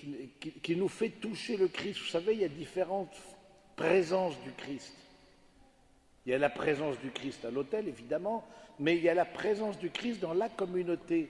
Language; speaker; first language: French; native; French